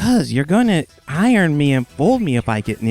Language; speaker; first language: English; native; English